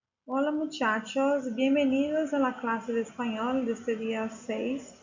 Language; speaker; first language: Spanish; non-native, fluent; Portuguese